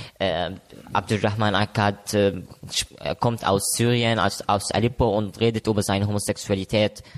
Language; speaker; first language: German; non-native, learner; Arabic